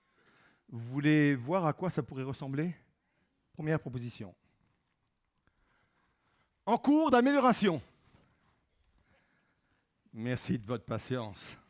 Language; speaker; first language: French; native; French